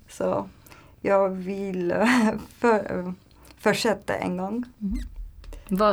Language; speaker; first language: Swedish; non-native, learner; Turkish